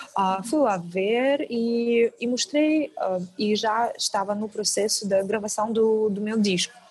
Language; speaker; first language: Portuguese; non-native, fluent; Russian